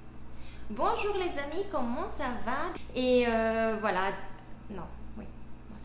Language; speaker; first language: French; non-native, fluent; Spanish